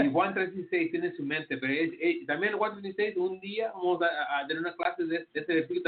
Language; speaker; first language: Spanish; early bilingual, heritage; Spanish